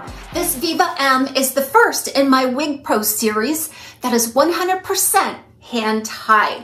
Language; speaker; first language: English; native; English